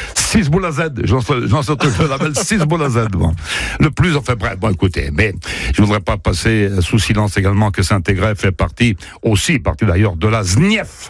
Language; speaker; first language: French; native; French